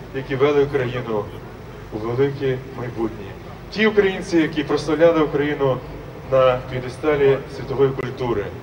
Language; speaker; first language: Ukrainian; native; Ukrainian